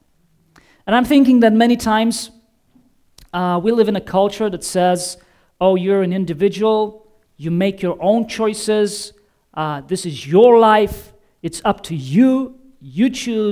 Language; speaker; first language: English; non-native, fluent; Bulgarian